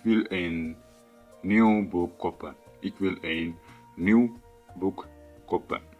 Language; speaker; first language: Dutch; non-native, fluent; Tigrinya